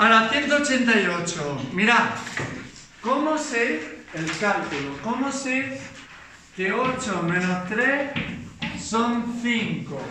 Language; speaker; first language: Spanish; native; Spanish